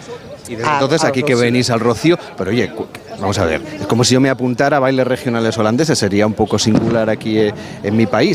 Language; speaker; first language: Spanish; native; Spanish